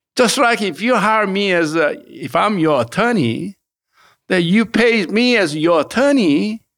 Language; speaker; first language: English; non-native, fluent; Korean